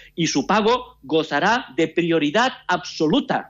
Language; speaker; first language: Spanish; non-native, local second language; Catalan